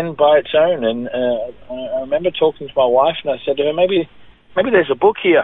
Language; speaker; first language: English; native; English